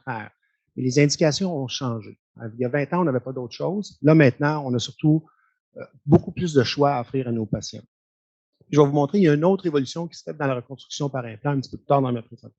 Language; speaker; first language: French; native; French